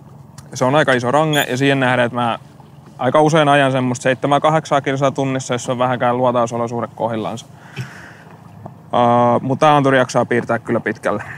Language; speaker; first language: Finnish; native; Finnish